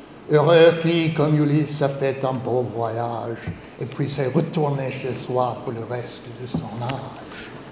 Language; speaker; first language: French; non-native, fluent; English